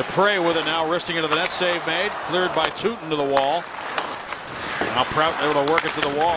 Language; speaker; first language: English; native; English